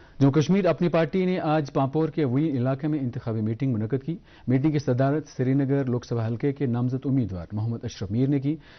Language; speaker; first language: Hindi; non-native, local second language; Kashmiri